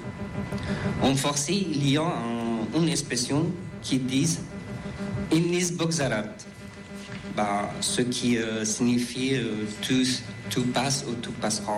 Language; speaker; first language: French; non-native, fluent; Persian